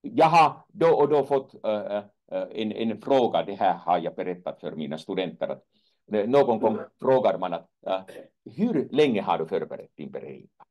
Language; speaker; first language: Swedish; non-native, fluent; Finnish